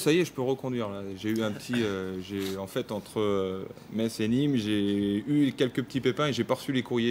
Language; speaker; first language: French; native; French